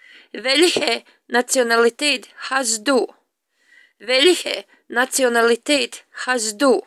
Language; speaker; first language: German; non-native, fluent; Latvian